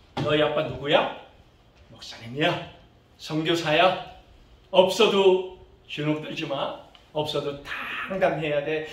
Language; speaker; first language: Korean; early bilingual, other home language; English